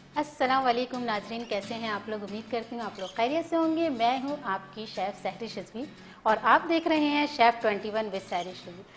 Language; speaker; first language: Urdu; native; Urdu